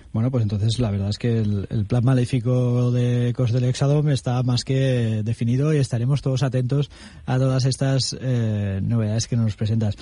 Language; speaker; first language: Spanish; non-native, local second language; Catalan